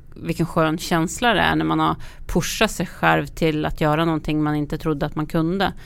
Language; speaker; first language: Swedish; native; Swedish